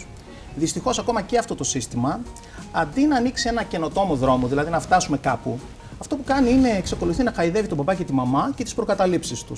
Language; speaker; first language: Greek; native; Greek